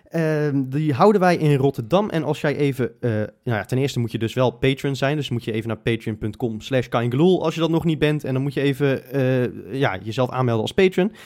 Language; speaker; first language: Dutch; native; Dutch